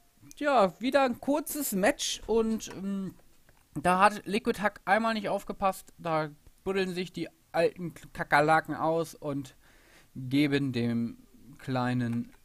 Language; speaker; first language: German; native; German